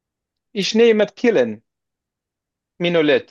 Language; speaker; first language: German; non-native, learner; Turkish